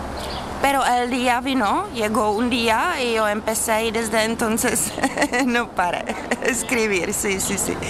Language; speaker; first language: Spanish; non-native, fluent; Czech